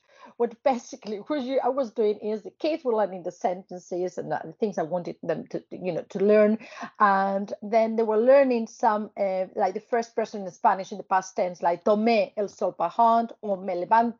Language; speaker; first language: English; non-native, fluent; Spanish